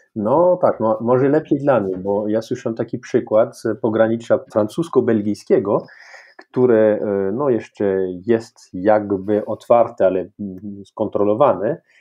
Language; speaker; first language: Polish; non-native, fluent; French